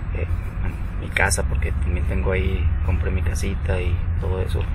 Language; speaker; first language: Spanish; native; Spanish